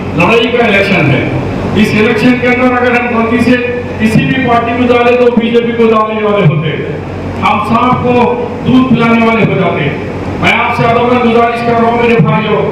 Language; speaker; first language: Urdu; native; Urdu